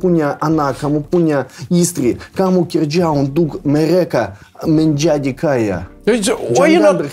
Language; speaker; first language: Indonesian; non-native, learner; Russian